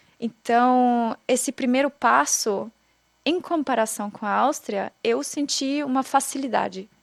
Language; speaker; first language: Portuguese; non-native, fluent; German